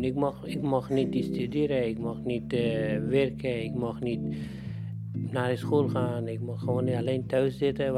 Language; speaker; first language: Dutch; non-native, learner; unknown